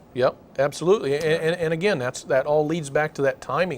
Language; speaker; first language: English; native; English